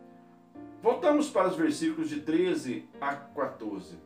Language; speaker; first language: Portuguese; native; Portuguese